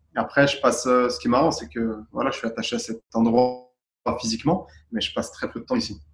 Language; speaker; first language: French; native; French